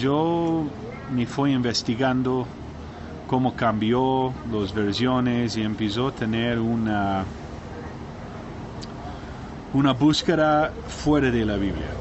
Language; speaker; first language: Spanish; non-native, learner; English